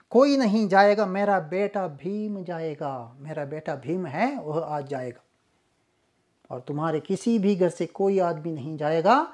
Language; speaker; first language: Hindi; non-native, local second language; Kannada